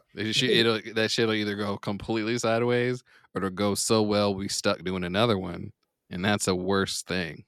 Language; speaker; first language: English; native; English